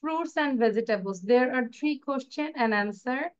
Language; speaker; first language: English; non-native, local second language; Bangla